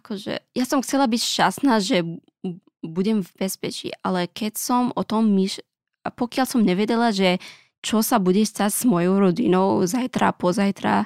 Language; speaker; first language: Slovak; non-native, learner; Pashto